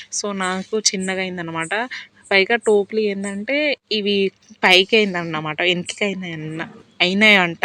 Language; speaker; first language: Telugu; non-native, local second language; Lambadi